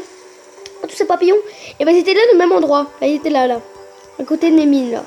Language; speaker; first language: French; native; French